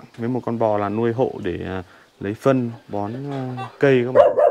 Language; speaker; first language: Vietnamese; native; Vietnamese